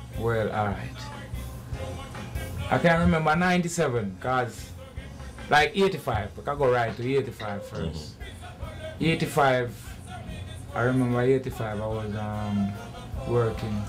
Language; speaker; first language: English; non-native, local second language; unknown